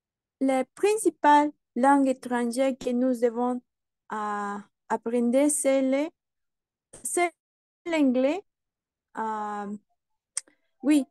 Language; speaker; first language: French; non-native, learner; Spanish